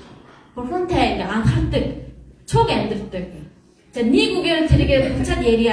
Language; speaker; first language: Mongolian; non-native, fluent; Korean